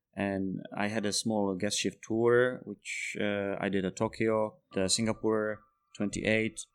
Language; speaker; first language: English; non-native, fluent; Czech